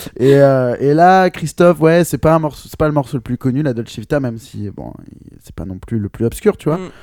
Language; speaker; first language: French; native; French